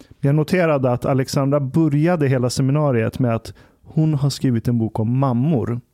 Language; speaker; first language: Swedish; early bilingual, other home language; Persian